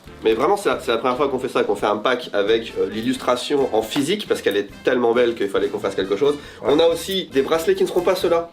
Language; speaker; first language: French; native; French